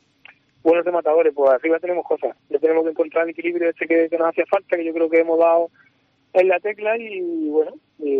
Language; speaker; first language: Spanish; native; Spanish